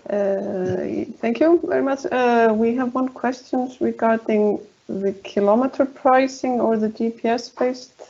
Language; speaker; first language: English; non-native, fluent; Icelandic